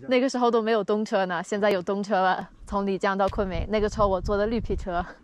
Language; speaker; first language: Chinese; non-native, fluent; English